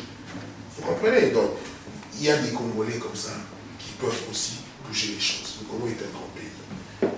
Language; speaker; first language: French; non-native, local second language; Lingala